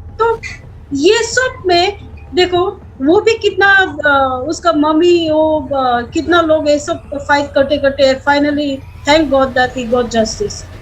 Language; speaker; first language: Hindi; non-native, local second language; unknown